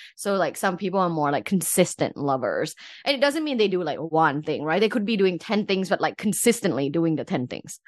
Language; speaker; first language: English; early bilingual, other home language; Thai